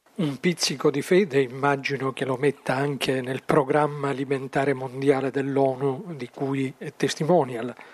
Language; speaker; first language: Italian; native; Italian